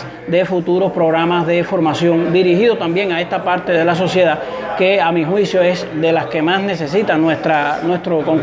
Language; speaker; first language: Spanish; native; Spanish